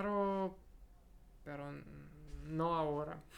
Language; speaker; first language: Spanish; non-native, learner; Russian